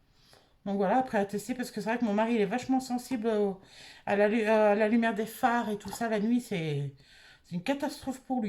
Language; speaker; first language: French; native; French